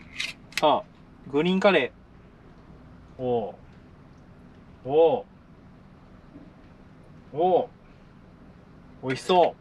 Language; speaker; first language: Japanese; native; Japanese